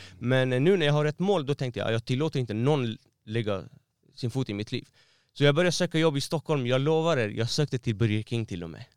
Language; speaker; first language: Swedish; non-native, fluent; Persian